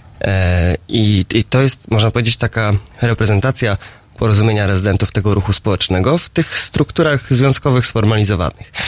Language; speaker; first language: Polish; native; Polish